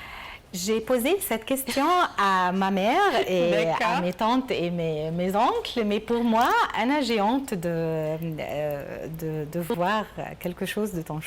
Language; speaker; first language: French; non-native, learner; Arabic